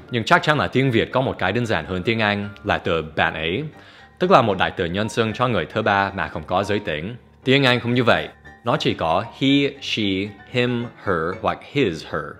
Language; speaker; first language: Vietnamese; non-native, fluent; English